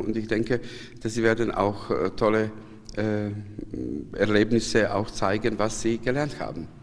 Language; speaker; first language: German; non-native, fluent; Serbian